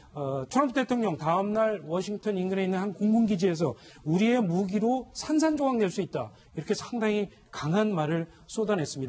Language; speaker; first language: Korean; native; Korean